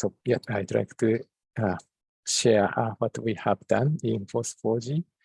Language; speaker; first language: English; non-native, fluent; Japanese